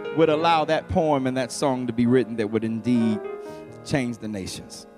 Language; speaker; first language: English; native; English